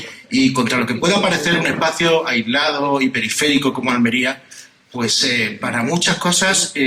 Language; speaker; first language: Spanish; native; Spanish